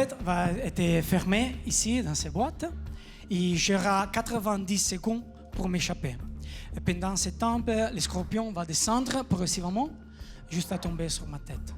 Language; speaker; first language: French; non-native, fluent; Italian